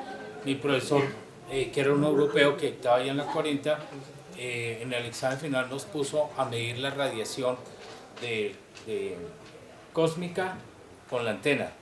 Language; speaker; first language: Spanish; native; Spanish